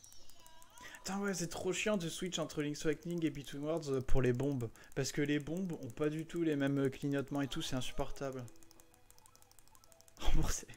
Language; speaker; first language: French; native; French